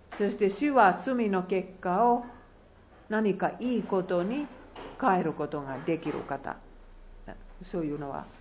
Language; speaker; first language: Japanese; non-native, fluent; Finnish